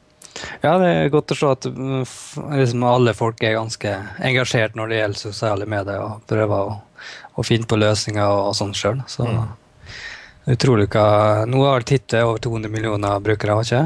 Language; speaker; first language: Norwegian; native; Norwegian